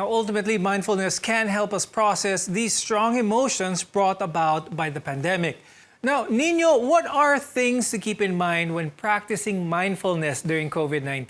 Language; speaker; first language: English; non-native, local second language; Filipino